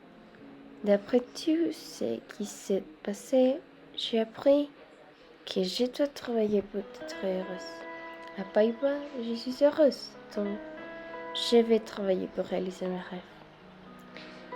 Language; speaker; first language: French; non-native, learner; Spanish